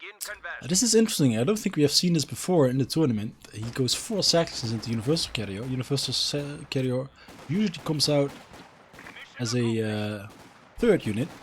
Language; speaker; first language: English; non-native, fluent; Dutch